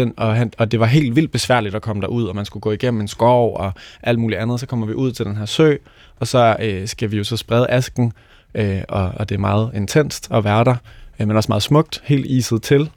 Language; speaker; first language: Danish; native; Danish